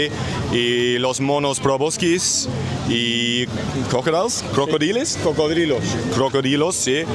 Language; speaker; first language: Spanish; non-native, learner; Dutch